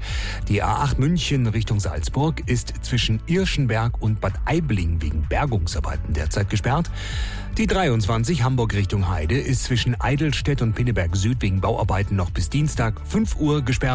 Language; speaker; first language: German; native; German